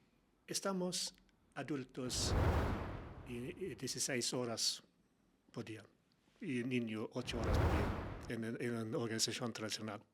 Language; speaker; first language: Spanish; non-native, learner; Swedish